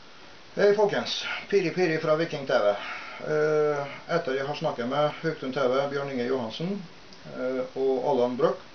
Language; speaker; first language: Norwegian; non-native, fluent; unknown